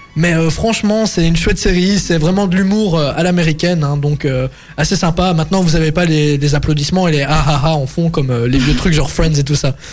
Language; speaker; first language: French; native; French